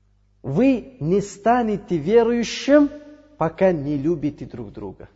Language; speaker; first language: Russian; non-native, fluent; Uzbek